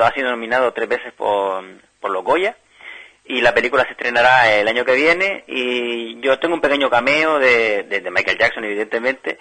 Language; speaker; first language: Spanish; native; Spanish